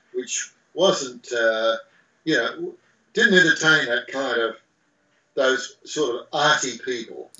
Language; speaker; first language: English; native; English